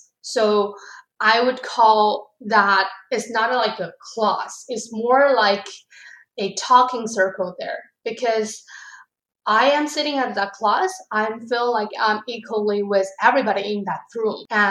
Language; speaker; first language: English; non-native, learner; Chinese